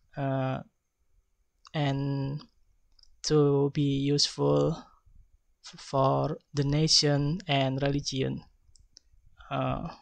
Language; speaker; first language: English; non-native, learner; Indonesian